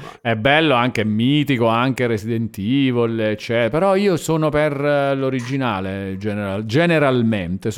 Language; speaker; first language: Italian; native; Italian